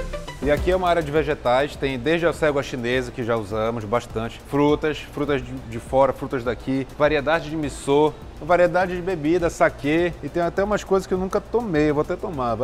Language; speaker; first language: Portuguese; native; Portuguese